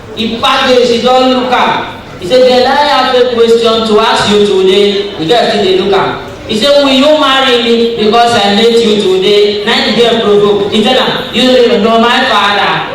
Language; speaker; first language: Nigerian Pidgin; native; Nigerian Pidgin